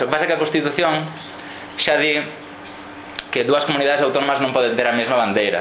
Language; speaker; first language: Galician; non-native, fluent; Catalan